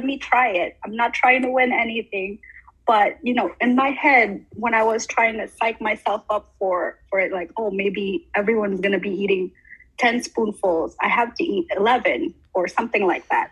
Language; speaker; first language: English; non-native, local second language; Filipino